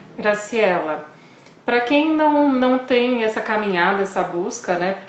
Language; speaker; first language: Portuguese; native; Portuguese